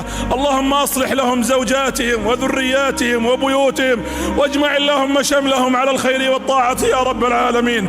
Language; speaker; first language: Arabic; native; Arabic